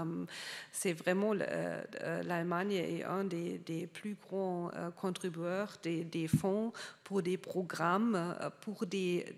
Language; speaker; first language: French; non-native, fluent; German